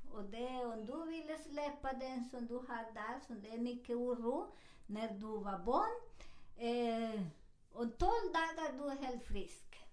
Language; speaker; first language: Swedish; non-native, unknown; Spanish